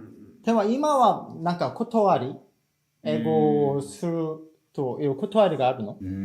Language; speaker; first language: Japanese; non-native, fluent; Korean